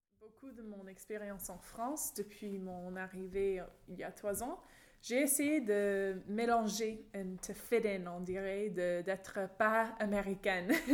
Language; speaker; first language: French; non-native, fluent; English